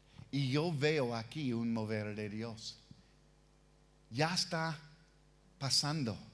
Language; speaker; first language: Spanish; non-native, fluent; English